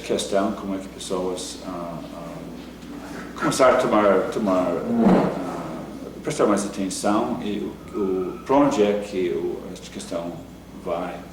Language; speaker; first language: Portuguese; non-native, fluent; English